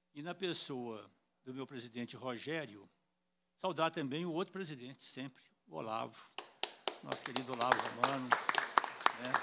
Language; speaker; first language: Portuguese; native; Portuguese